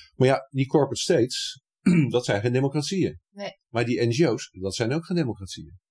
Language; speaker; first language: Dutch; native; Dutch